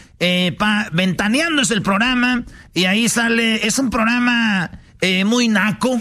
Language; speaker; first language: Spanish; native; Spanish